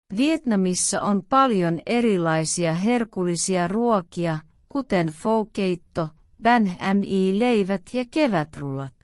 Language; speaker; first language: Finnish; non-native, learner; Vietnamese